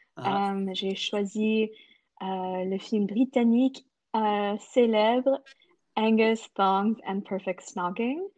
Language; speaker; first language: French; non-native, local second language; English